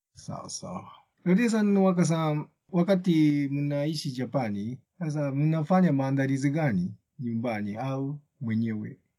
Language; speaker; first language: Swahili; non-native, fluent; Japanese